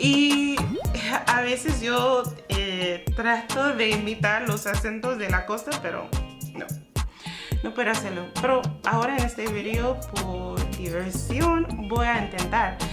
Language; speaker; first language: Spanish; non-native, fluent; English